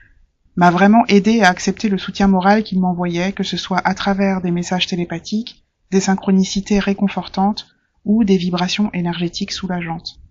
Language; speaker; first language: French; native; French